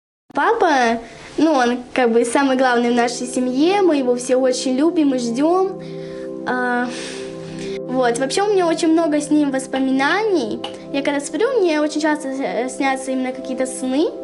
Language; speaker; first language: Russian; native; Russian